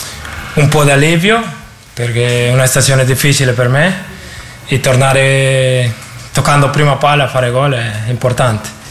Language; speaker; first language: Italian; non-native, learner; Spanish